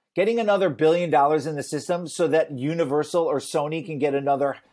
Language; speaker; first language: English; native; English